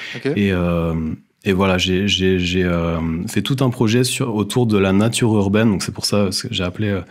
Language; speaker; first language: French; native; French